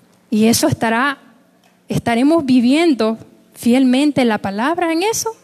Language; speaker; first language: Spanish; native; Spanish